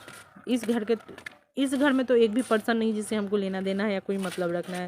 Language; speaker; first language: Hindi; native; Hindi